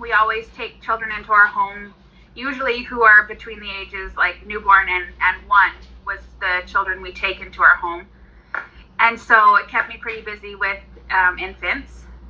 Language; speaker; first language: English; native; English